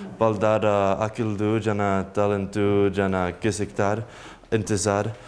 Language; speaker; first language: Kyrgyz; non-native, learner; English